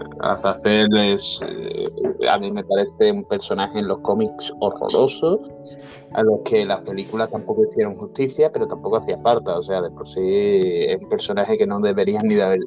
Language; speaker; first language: Spanish; native; Spanish